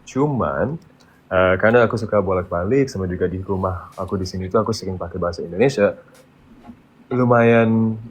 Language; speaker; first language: Indonesian; early bilingual, other home language; English